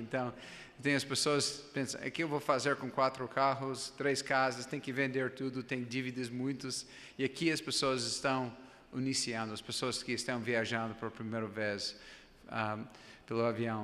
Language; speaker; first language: Portuguese; non-native, fluent; English